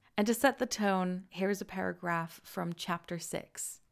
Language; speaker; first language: English; non-native, fluent; Dutch